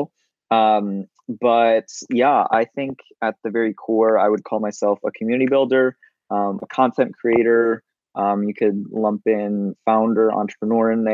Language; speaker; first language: English; native; English